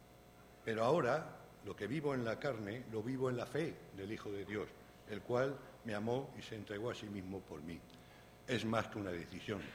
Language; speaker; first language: Spanish; native; Spanish